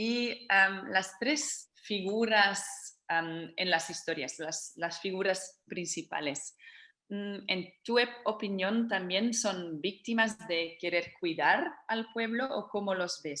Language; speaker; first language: Spanish; non-native, fluent; Dutch